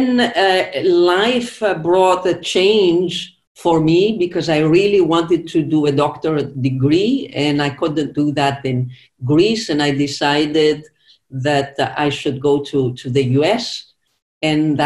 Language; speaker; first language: English; non-native, fluent; Greek